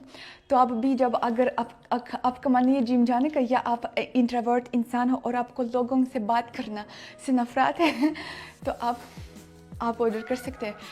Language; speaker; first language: Hindi; non-native, fluent; Russian